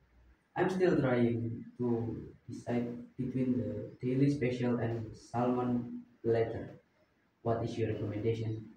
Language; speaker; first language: English; non-native, learner; Indonesian